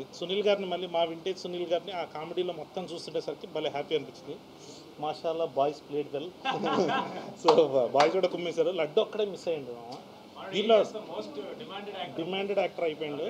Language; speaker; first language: Telugu; native; Telugu